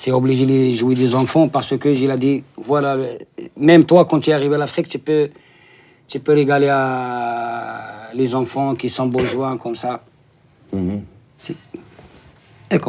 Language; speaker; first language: French; non-native, learner; Arabic